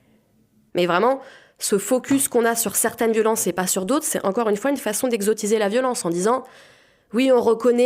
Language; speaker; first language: French; native; French